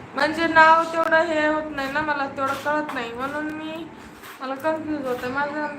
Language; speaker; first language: Marathi; native; Marathi